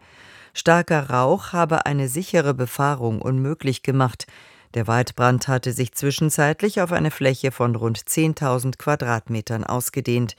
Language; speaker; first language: German; native; German